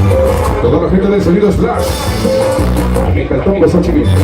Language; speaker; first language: Spanish; native; Spanish